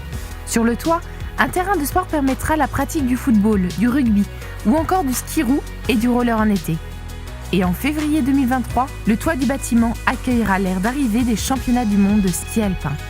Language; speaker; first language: French; native; French